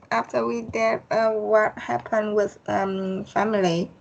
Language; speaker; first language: English; non-native, learner; Vietnamese